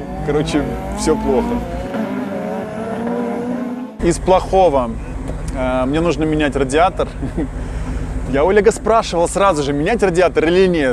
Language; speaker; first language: Russian; native; Russian